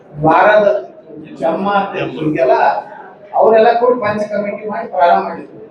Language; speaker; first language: Kannada; native; Kannada